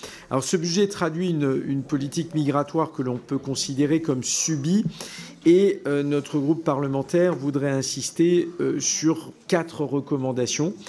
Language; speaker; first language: French; native; French